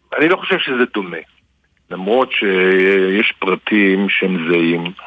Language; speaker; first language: Hebrew; native; Hebrew